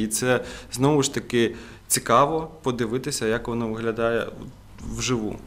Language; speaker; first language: Ukrainian; native; Ukrainian